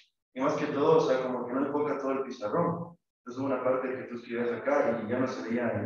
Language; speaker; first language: Spanish; native; Spanish